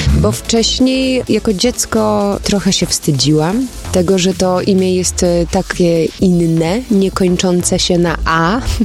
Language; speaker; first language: Polish; early bilingual, other home language; German